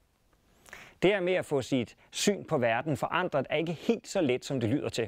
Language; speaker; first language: Danish; native; Danish